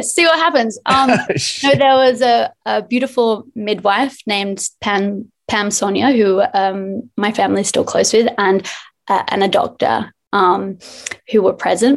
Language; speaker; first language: English; native; English